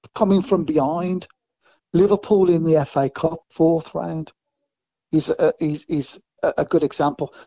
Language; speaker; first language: English; native; English